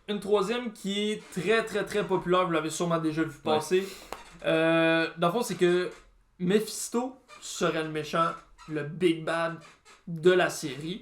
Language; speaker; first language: French; native; French